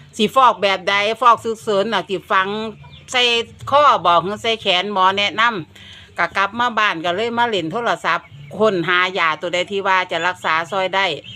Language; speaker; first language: Thai; non-native, local second language; Northeastern Thai